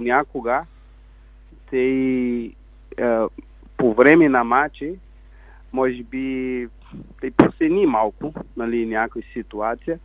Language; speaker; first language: Bulgarian; non-native, learner; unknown